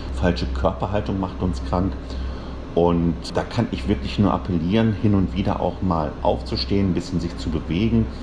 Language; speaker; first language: German; native; German